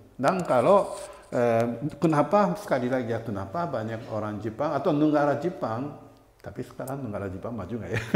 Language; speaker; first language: Indonesian; non-native, fluent; Japanese